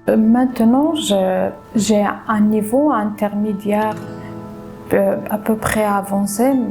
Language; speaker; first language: French; non-native, learner; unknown